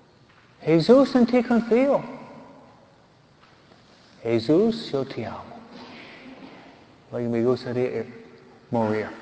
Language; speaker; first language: Spanish; non-native, fluent; English